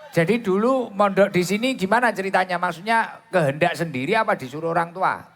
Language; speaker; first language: Indonesian; non-native, local second language; Javanese